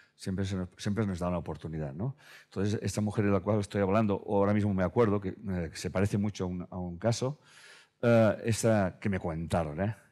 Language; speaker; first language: Spanish; native; Spanish